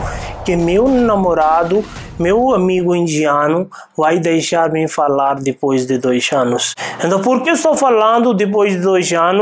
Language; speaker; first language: Portuguese; non-native, fluent; Hindi